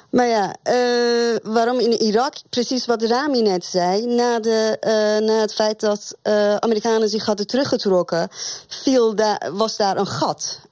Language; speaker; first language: Dutch; non-native, fluent; Persian